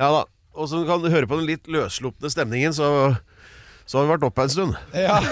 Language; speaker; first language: Norwegian; native; Norwegian